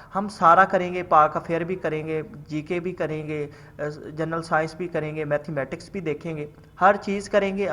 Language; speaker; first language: Urdu; non-native, local second language; Punjabi